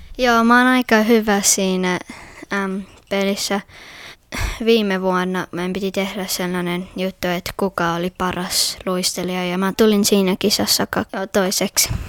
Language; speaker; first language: Finnish; early bilingual, heritage; Finnish